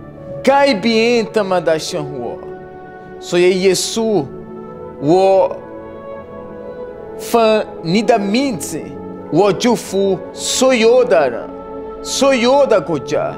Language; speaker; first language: Chinese; non-native, learner; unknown